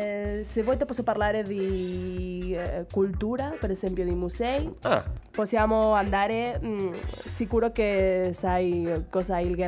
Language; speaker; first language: Italian; non-native, fluent; Spanish